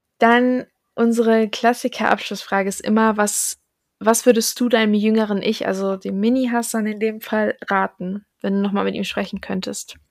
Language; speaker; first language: German; native; German